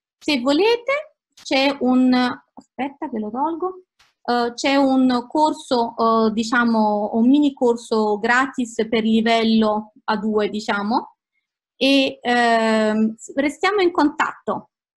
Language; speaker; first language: Italian; native; Italian